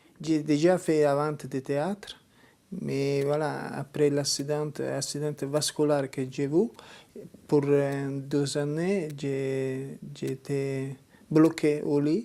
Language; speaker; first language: French; non-native, learner; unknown